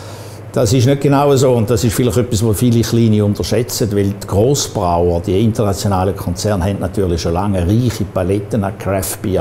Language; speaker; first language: German; native; German